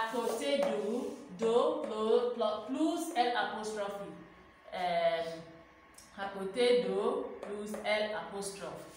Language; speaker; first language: French; non-native, fluent; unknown